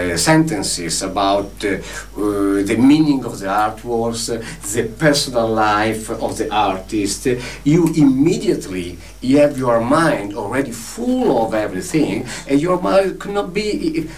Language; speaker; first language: English; non-native, fluent; Italian